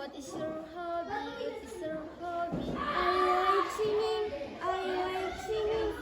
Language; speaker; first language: English; non-native, fluent; Indonesian